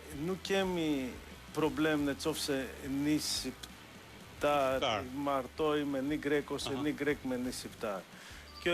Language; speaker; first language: Albanian; non-native, learner; Greek